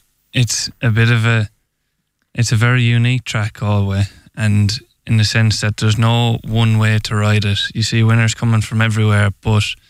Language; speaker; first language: English; native; English